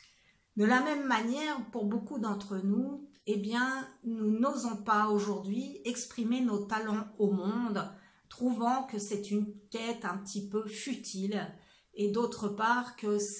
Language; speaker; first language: French; native; French